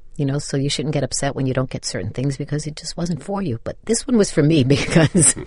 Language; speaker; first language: English; native; English